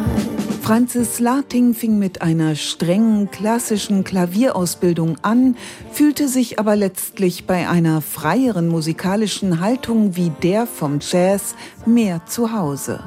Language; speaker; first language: German; native; German